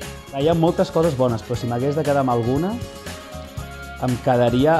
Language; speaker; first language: Catalan; native; Catalan